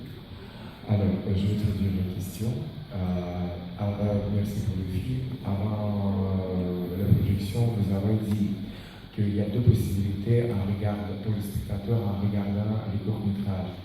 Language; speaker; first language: French; non-native, fluent; Russian